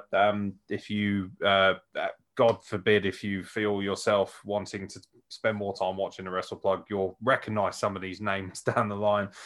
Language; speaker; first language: English; native; English